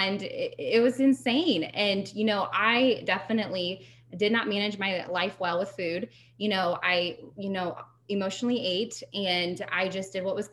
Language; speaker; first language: English; native; English